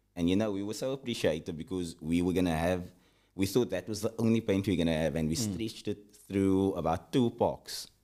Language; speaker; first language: English; early bilingual, other home language; Afrikaans